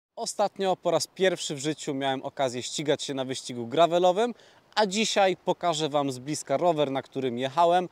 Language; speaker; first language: Polish; native; Polish